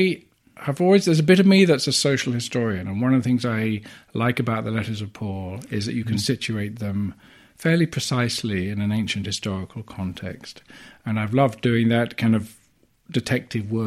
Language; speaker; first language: English; native; English